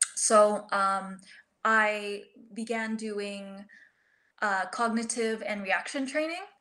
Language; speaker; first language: English; early bilingual, other home language; Filipino